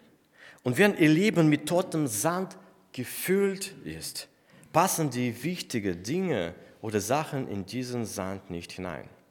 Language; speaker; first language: German; non-native, fluent; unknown